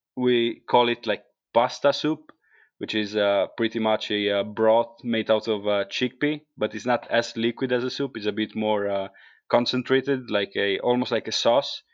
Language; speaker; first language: English; non-native, fluent; Italian